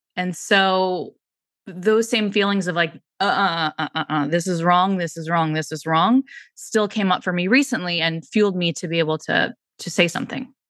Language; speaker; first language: English; native; English